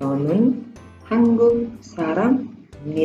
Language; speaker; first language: Korean; non-native, fluent; Indonesian